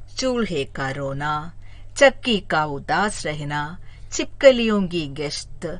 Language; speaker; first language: Hindi; non-native, local second language; Malayalam